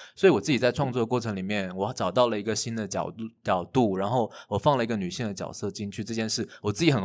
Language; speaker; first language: Chinese; native; Chinese